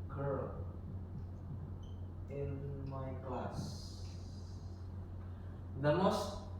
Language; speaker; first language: English; non-native, learner; Indonesian